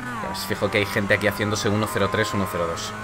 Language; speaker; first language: Spanish; native; Spanish